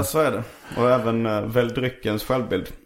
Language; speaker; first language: Swedish; native; Swedish